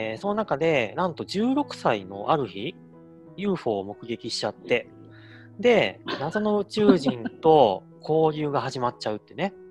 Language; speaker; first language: Japanese; native; Japanese